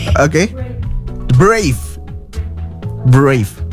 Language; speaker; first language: English; non-native, fluent; Indonesian